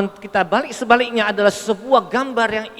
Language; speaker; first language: Indonesian; native; Indonesian